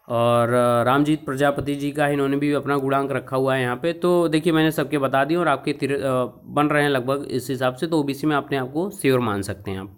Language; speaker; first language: Hindi; native; Hindi